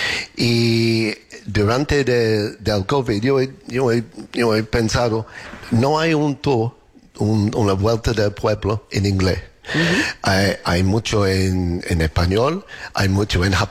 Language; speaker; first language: Spanish; non-native, learner; English